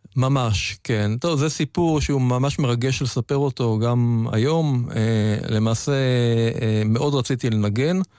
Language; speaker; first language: Hebrew; native; Hebrew